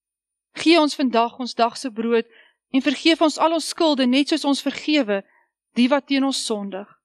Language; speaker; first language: Afrikaans; native; Afrikaans